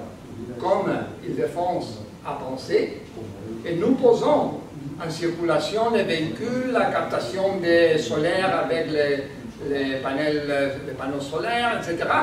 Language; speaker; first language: French; non-native, learner; Spanish